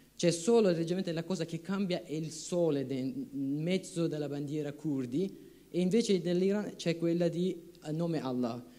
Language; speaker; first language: Italian; non-native, fluent; Persian